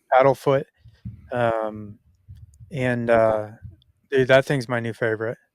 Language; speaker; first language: English; native; English